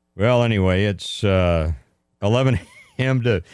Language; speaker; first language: English; native; English